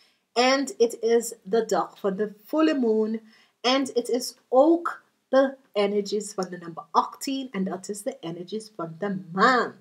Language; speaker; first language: Dutch; non-native, learner; English